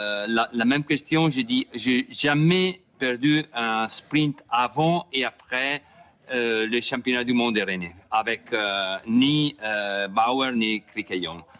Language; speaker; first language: French; non-native, fluent; Italian